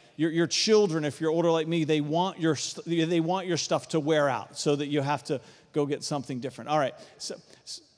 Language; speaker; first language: English; native; English